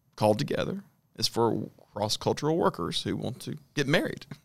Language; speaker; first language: English; native; English